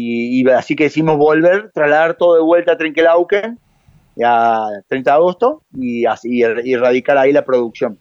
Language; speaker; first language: Spanish; native; Spanish